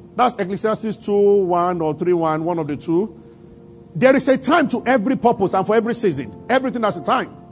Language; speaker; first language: English; non-native, local second language; Yoruba